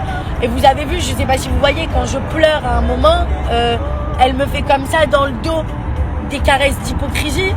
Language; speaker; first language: French; native; French